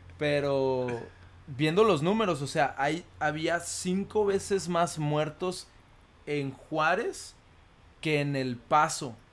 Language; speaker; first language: Spanish; early bilingual, heritage; Spanish